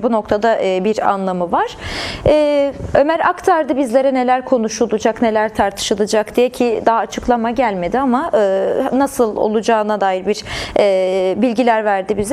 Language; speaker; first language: Turkish; native; Turkish